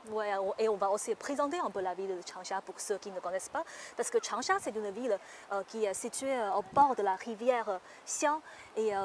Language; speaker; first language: French; non-native, fluent; Chinese